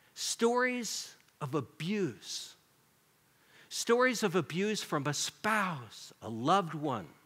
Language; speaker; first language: English; native; English